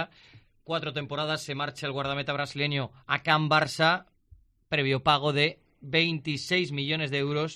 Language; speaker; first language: Spanish; native; Spanish